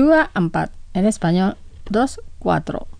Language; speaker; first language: Spanish; non-native, fluent; Indonesian